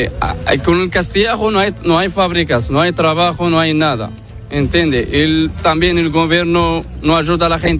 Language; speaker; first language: Spanish; non-native, learner; Arabic